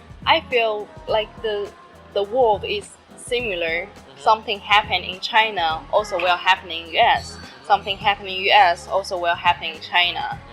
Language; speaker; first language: English; non-native, learner; Chinese